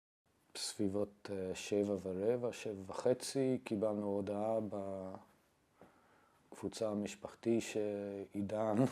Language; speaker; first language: Hebrew; non-native, fluent; English